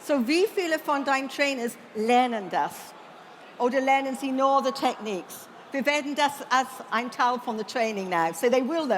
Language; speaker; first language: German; non-native, learner; English